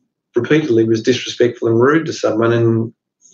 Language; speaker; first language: English; native; English